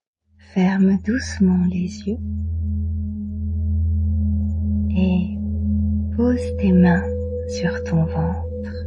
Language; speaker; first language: French; native; French